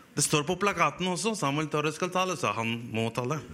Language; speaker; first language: Norwegian; non-native, fluent; Spanish